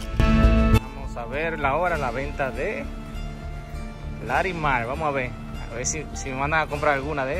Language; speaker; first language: Spanish; native; Spanish